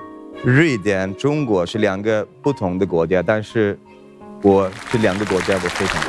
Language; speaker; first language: Chinese; non-native, fluent; Swedish